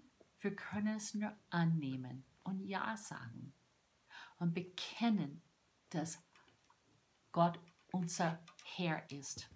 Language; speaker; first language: German; non-native, fluent; English